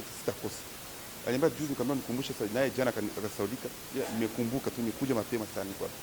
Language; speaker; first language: Swahili; native; Swahili